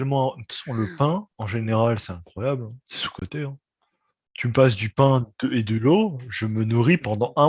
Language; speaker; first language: French; native; French